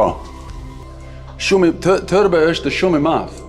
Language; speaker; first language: Albanian; non-native, learner; English